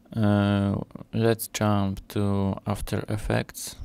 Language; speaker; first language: English; non-native, fluent; Polish